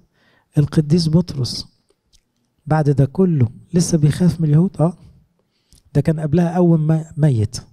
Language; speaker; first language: Arabic; native; Arabic